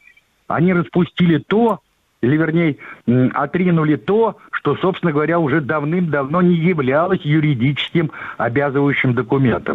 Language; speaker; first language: Russian; native; Russian